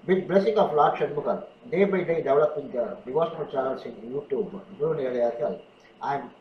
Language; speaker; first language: English; non-native, local second language; Tamil